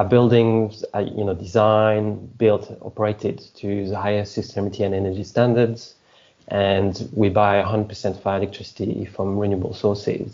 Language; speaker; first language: English; non-native, fluent; French